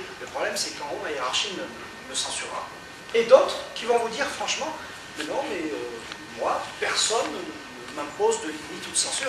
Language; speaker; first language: French; native; French